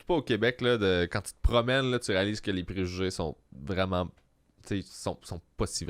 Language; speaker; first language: French; native; French